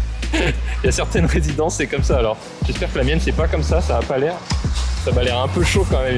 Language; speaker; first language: French; native; French